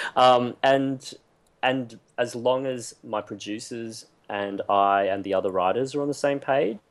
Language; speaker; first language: English; native; English